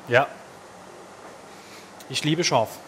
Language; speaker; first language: German; native; German